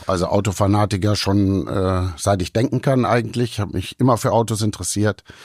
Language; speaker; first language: German; native; German